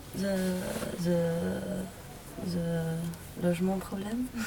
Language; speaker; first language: English; non-native, learner; French